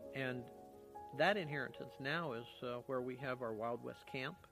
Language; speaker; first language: English; native; English